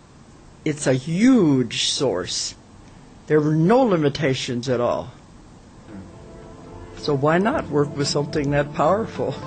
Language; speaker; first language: English; native; English